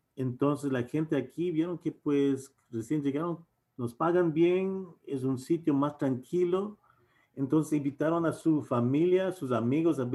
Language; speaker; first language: Spanish; native; Spanish